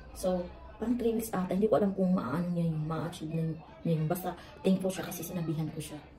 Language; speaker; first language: Filipino; native; Filipino